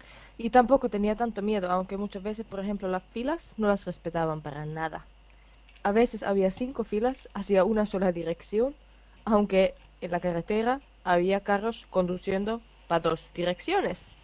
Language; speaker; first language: Spanish; non-native, fluent; Finnish